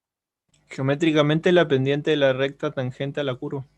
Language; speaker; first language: Spanish; native; Spanish